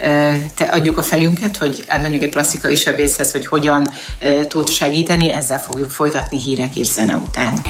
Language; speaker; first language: Hungarian; native; Hungarian